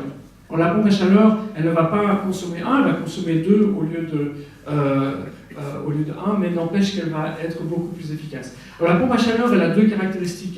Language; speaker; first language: French; native; French